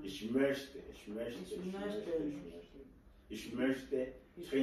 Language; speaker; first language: German; non-native, learner; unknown